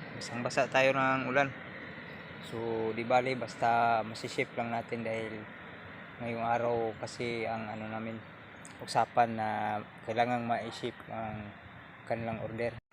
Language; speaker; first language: Filipino; non-native, local second language; Cebuano